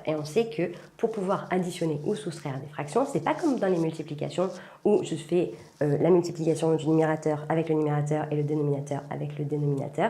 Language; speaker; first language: French; native; French